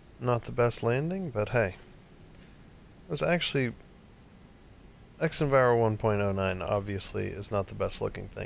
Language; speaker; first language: English; native; English